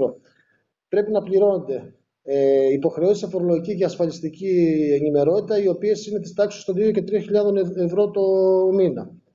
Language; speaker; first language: Greek; native; Greek